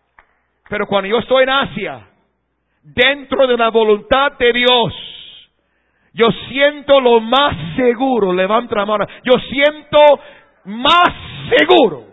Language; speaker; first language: Spanish; non-native, fluent; English